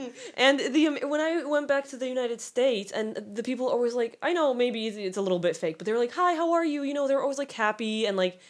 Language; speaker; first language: English; non-native, fluent; Polish